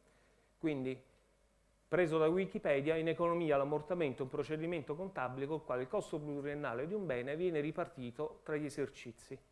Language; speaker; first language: Italian; native; Italian